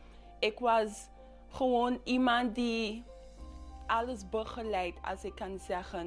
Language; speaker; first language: Dutch; non-native, local second language; English